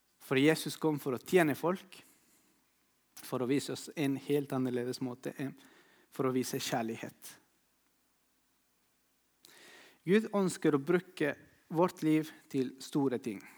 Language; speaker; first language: Norwegian; non-native, fluent; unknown